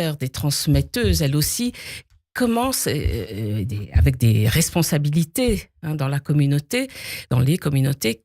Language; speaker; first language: French; native; French